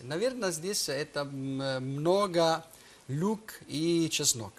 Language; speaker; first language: Russian; non-native, learner; Italian